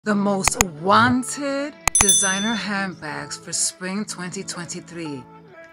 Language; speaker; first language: English; early bilingual, other home language; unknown